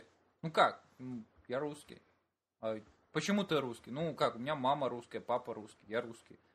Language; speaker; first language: Russian; native; Russian